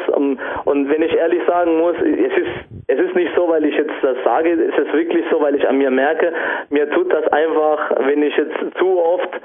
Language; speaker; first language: German; non-native, fluent; Italian